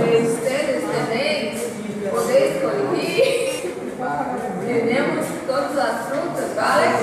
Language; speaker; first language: Spanish; non-native, learner; Portuguese